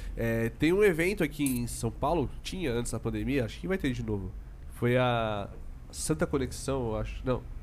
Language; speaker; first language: Portuguese; native; Portuguese